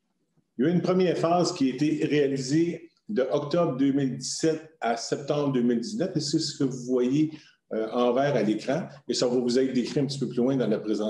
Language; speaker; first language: French; native; French